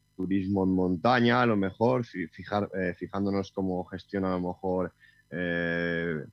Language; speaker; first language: Spanish; native; Spanish